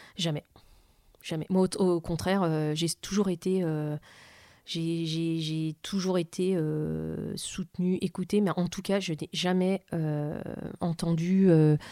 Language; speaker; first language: French; native; French